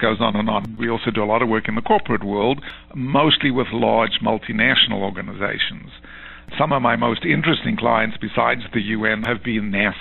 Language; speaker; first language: English; native; English